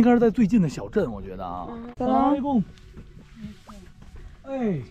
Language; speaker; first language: Chinese; native; Chinese